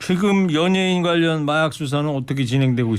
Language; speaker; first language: Korean; native; Korean